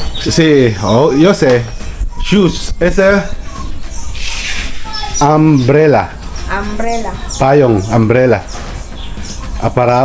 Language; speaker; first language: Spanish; non-native, learner; Filipino